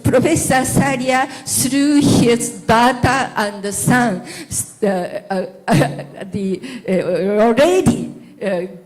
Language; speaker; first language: English; non-native, learner; Japanese